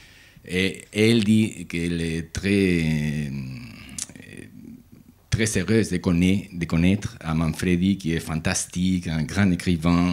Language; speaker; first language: French; non-native, learner; Spanish